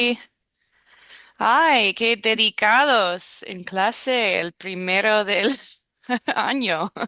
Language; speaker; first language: Spanish; non-native, fluent; English